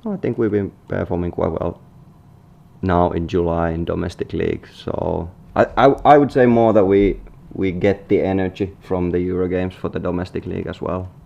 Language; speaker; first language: English; non-native, fluent; Finnish